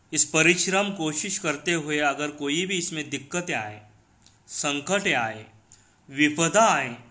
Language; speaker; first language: Hindi; non-native, local second language; Marathi